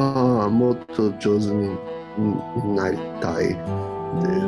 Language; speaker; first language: Japanese; non-native, learner; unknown